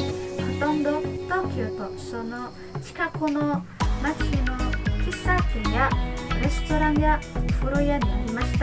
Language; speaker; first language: Japanese; non-native, learner; Indonesian